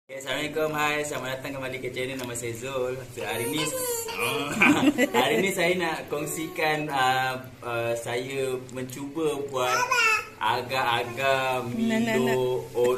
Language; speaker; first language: Malay; native; Malay